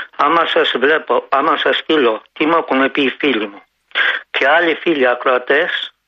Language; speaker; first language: Greek; native; Greek